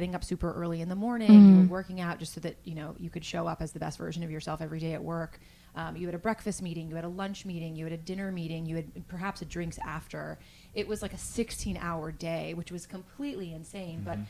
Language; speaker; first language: English; native; English